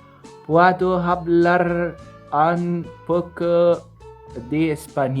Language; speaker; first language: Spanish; non-native, learner; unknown